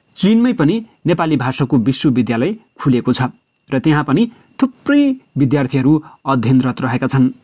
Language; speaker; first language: Nepali; native; Nepali